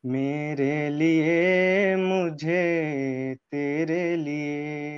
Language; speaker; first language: Hindi; native; Hindi